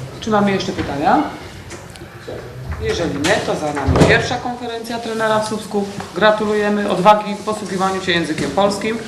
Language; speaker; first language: Polish; native; Polish